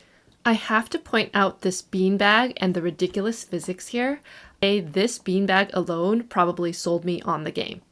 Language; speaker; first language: English; native; English